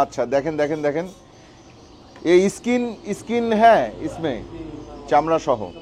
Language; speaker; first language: Hindi; non-native, learner; Bangla